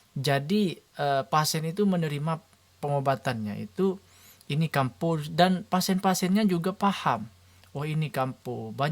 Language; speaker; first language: Indonesian; non-native, local second language; Madurese